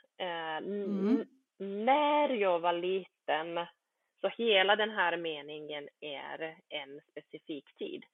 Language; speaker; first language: Swedish; early bilingual, other home language; Bosnian